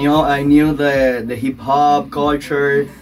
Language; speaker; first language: English; non-native, learner; Spanish